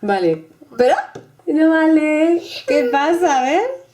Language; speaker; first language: Spanish; native; Spanish